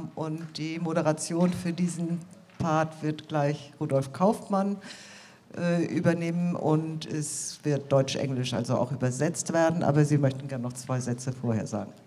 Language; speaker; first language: German; native; German